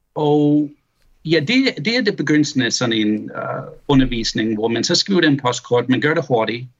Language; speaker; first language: Danish; early bilingual, heritage; Danish